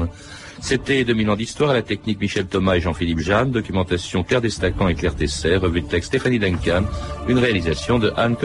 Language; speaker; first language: French; native; French